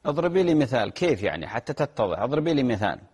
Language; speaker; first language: Arabic; native; Arabic